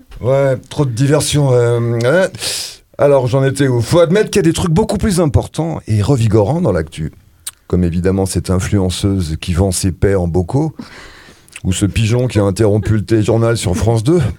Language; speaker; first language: French; native; French